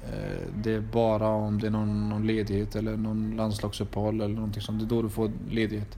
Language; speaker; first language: Swedish; early bilingual, other home language; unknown